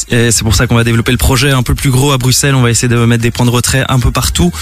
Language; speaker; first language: French; native; French